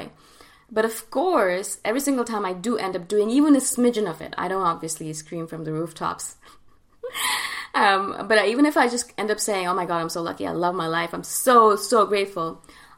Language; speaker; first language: English; native; English